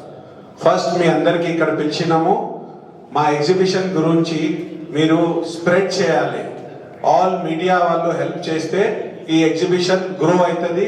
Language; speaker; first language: Telugu; non-native, local second language; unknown